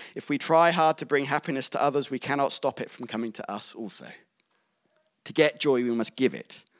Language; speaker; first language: English; native; English